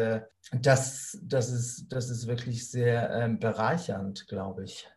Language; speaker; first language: German; non-native, fluent; English